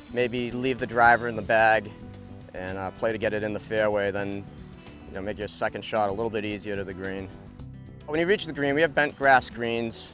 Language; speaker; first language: English; native; English